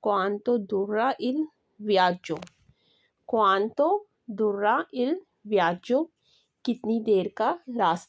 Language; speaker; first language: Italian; non-native, fluent; Urdu